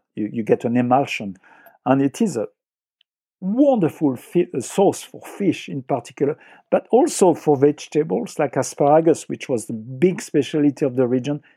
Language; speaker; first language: English; non-native, fluent; French